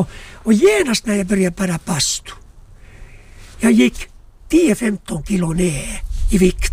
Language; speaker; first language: Swedish; non-native, local second language; Finnish